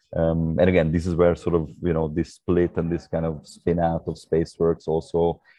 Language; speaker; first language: English; non-native, fluent; Hungarian